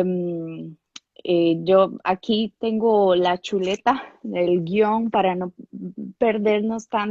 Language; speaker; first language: Spanish; native; Spanish